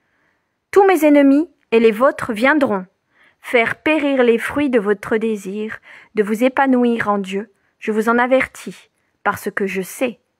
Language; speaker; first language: French; native; French